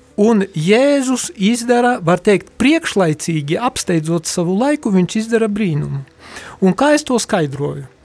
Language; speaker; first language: Latvian; non-native, local second language; Polish